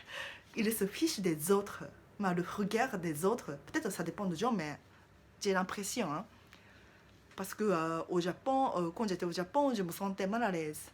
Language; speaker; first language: French; non-native, learner; Japanese